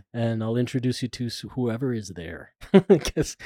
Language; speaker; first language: English; native; English